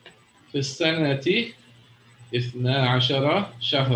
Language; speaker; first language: Arabic; non-native, fluent; English